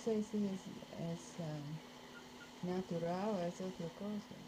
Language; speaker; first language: Spanish; non-native, learner; English